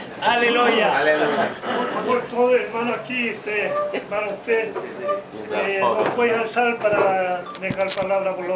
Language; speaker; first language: Spanish; non-native, learner; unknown